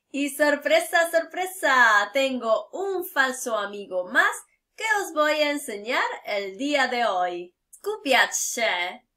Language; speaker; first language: Spanish; native; Spanish